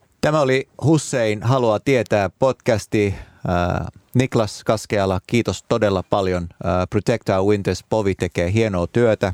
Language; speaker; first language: Finnish; early bilingual, other home language; Arabic